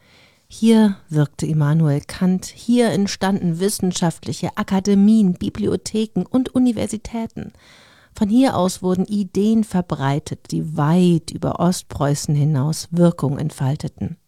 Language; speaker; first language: German; native; German